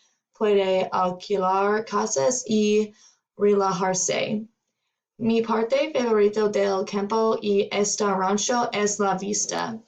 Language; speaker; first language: Spanish; non-native, learner; English